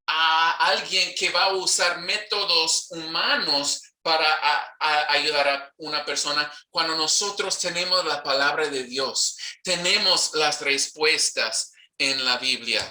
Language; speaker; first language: Spanish; non-native, fluent; English